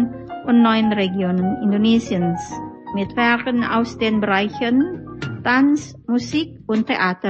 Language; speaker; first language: German; non-native, fluent; Indonesian